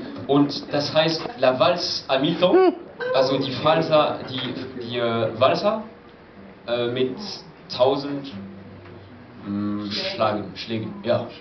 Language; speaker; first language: German; non-native, fluent; French